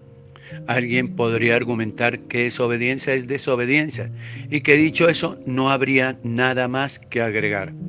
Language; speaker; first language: Spanish; native; Spanish